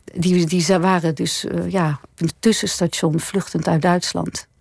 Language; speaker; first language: Dutch; native; Dutch